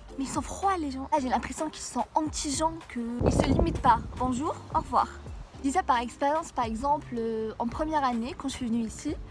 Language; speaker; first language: French; non-native, local second language; Arabic